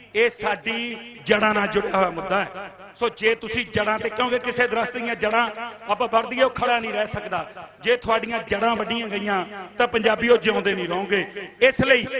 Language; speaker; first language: Punjabi; native; Punjabi